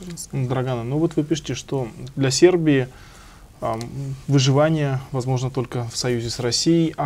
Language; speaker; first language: Russian; native; Russian